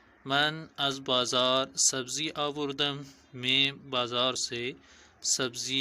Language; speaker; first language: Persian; non-native, fluent; Urdu